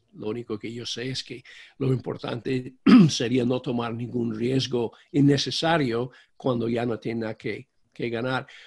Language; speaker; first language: Spanish; non-native, fluent; English